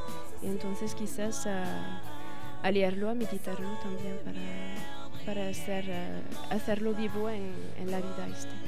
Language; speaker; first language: Spanish; non-native, fluent; French